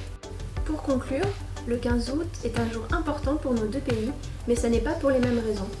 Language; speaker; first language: French; native; French